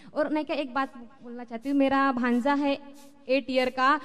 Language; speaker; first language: Hindi; non-native, local second language; Marathi